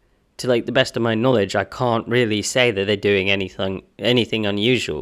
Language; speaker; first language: English; native; English